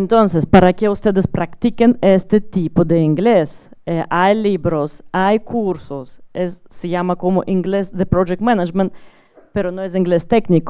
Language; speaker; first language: Spanish; non-native, learner; Russian